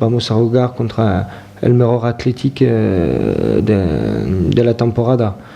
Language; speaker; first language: Spanish; non-native, fluent; French